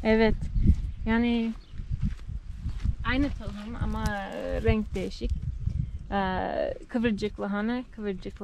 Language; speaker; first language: Turkish; non-native, learner; English